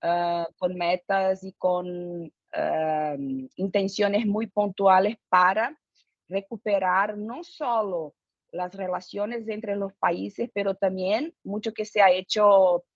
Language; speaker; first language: Spanish; non-native, fluent; Portuguese